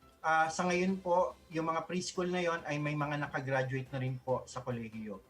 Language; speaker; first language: Filipino; native; Filipino